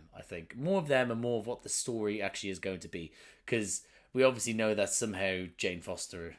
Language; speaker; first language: English; native; English